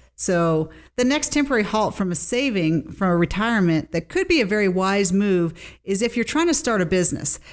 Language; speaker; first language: English; native; English